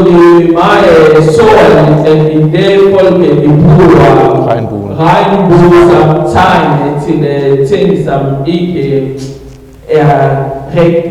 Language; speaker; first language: Danish; early bilingual, other home language; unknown